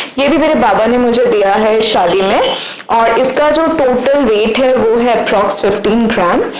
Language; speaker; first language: Hindi; non-native, local second language; Bangla